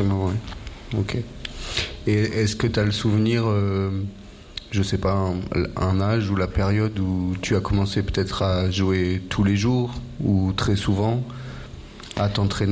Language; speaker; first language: French; native; French